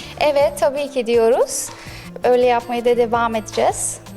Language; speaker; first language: Turkish; non-native, fluent; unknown